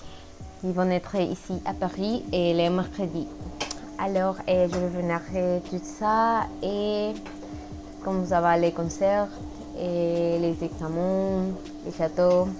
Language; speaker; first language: French; non-native, learner; Spanish